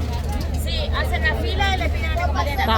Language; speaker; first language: Spanish; native; Spanish